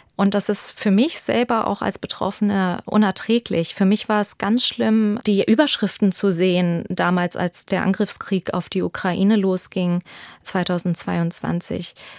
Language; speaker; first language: German; early bilingual, other home language; Albanian